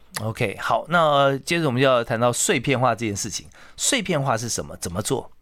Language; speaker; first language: Chinese; native; Chinese